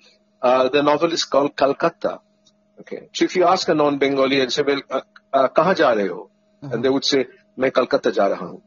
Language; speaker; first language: English; non-native, local second language; Bangla